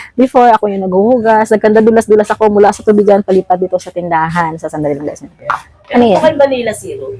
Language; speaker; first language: Filipino; non-native, local second language; Cebuano